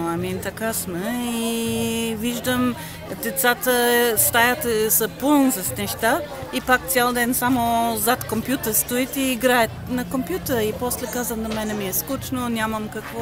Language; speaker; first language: Bulgarian; non-native, learner; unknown